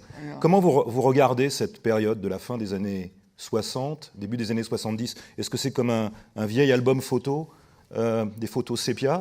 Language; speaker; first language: French; native; French